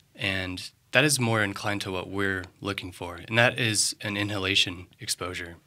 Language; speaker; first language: English; native; English